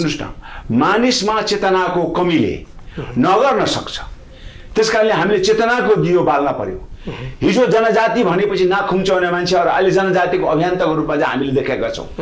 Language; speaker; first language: Nepali; non-native, local second language; Sherpa